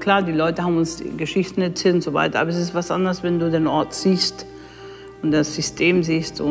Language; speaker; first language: German; non-native, fluent; English